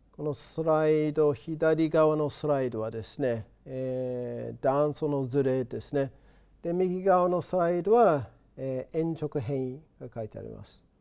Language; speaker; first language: Japanese; non-native, fluent; English